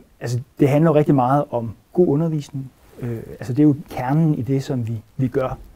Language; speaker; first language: Danish; native; Danish